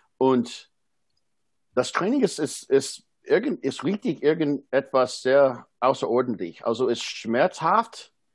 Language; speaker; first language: German; non-native, fluent; English